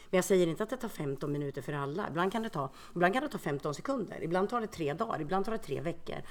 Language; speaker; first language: Swedish; early bilingual, other home language; Finnish